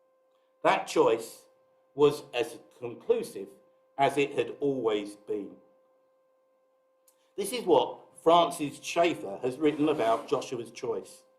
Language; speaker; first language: English; native; English